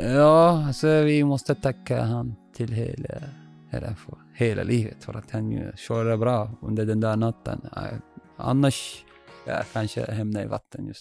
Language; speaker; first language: Swedish; non-native, learner; Arabic